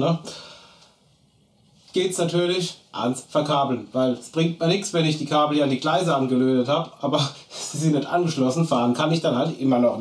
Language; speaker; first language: German; native; German